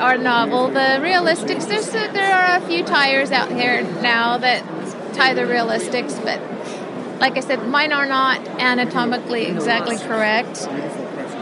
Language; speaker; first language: English; native; English